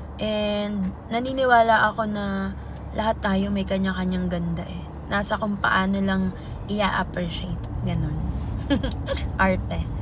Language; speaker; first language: Filipino; non-native, local second language; Waray